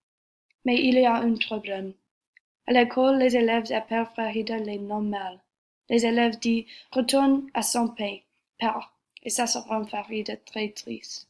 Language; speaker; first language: French; non-native, learner; English